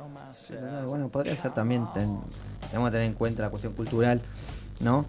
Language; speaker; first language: Spanish; native; Spanish